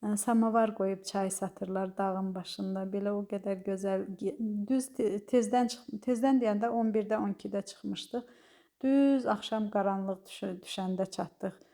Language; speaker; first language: Azerbaijani; native; Azerbaijani